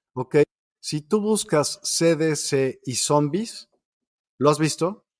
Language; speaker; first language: Spanish; native; Spanish